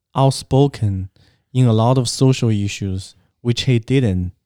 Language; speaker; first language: English; non-native, fluent; Chinese